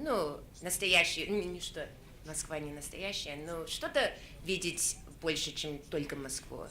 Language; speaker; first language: Russian; early bilingual, heritage; Russian